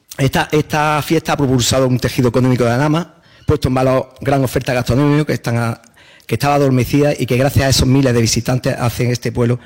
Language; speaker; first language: Spanish; native; Spanish